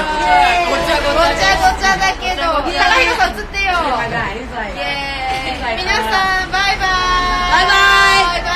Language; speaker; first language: Japanese; native; Japanese